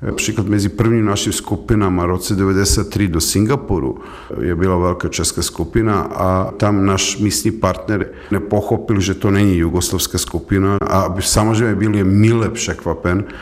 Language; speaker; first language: Czech; non-native, fluent; Serbian